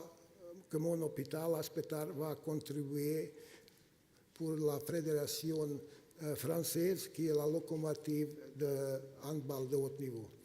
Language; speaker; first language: French; non-native, fluent; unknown